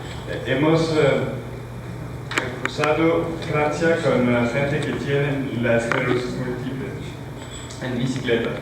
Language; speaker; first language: Spanish; non-native, learner; French